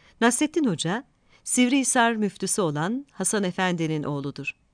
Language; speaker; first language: Turkish; native; Turkish